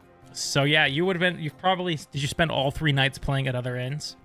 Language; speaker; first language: English; native; English